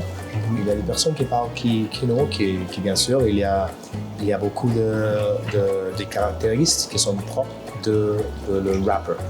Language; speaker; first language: French; non-native, fluent; Spanish